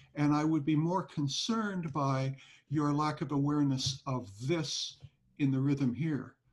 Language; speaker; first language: English; native; English